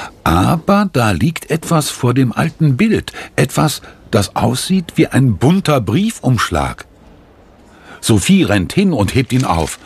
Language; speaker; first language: German; native; German